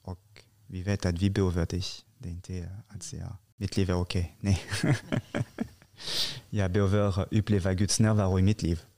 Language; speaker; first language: Swedish; non-native, fluent; French